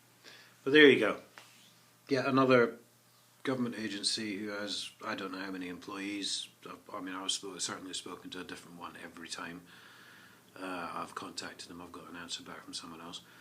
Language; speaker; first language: English; native; English